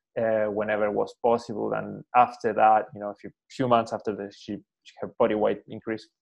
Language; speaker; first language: English; non-native, fluent; Spanish